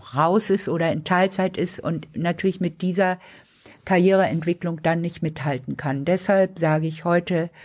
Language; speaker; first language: German; native; German